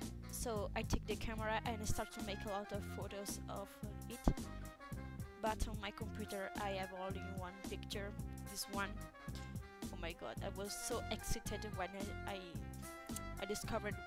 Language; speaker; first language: English; non-native, learner; Italian